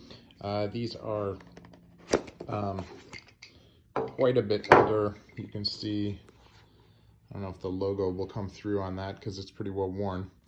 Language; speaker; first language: English; native; English